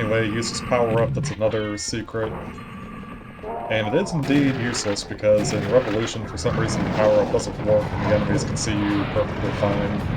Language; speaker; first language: English; native; English